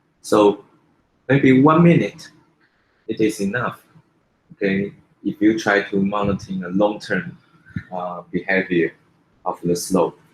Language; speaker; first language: English; non-native, fluent; Chinese